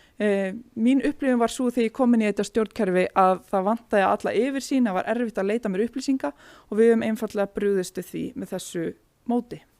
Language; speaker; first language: Icelandic; native; Icelandic